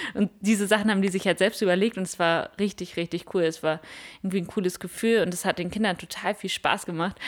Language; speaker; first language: German; native; German